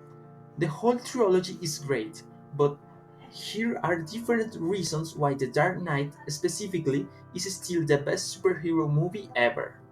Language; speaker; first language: English; non-native, learner; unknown